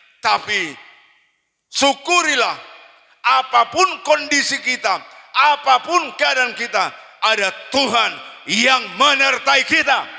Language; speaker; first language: Indonesian; non-native, local second language; Batak Toba